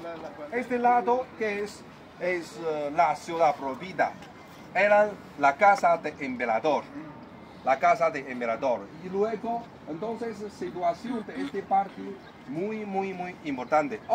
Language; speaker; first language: Spanish; non-native, learner; Chinese